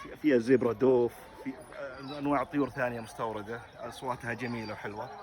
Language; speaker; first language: Arabic; native; Arabic